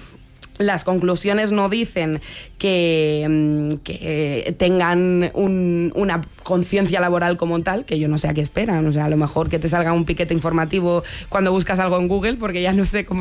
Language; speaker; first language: Spanish; native; Spanish